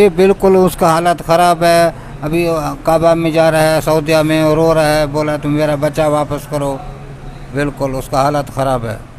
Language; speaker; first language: Hindi; non-native, local second language; Baluchi